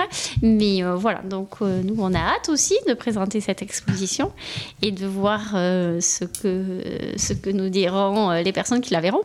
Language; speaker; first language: French; native; French